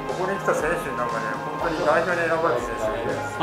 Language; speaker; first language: Japanese; native; Japanese